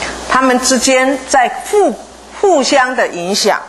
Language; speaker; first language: Chinese; native; Chinese